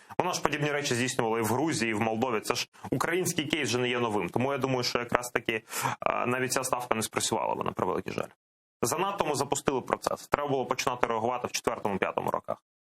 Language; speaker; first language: Ukrainian; non-native, local second language; Russian